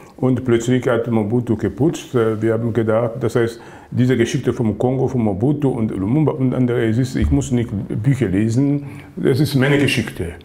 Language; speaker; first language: German; non-native, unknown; Lingala